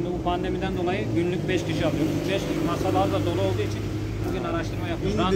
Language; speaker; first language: Turkish; native; Turkish